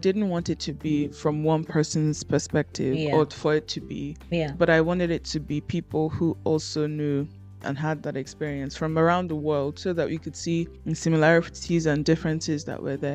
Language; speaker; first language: English; non-native, local second language; Igbo